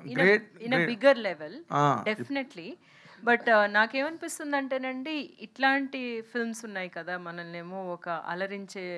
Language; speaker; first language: Telugu; native; Telugu